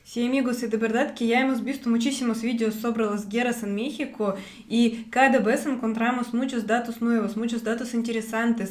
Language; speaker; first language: Spanish; non-native, fluent; Russian